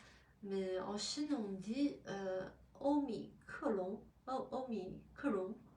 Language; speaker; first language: French; non-native, fluent; Chinese